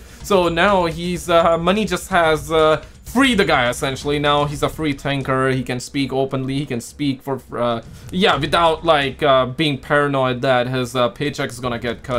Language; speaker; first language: English; native; English